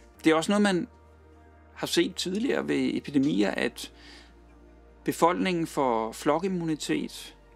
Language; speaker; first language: Danish; native; Danish